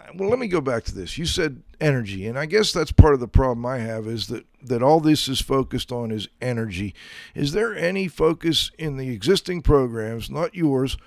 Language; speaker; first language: English; native; English